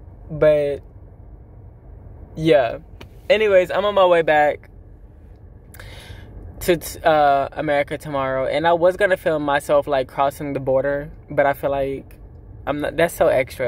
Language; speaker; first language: English; native; English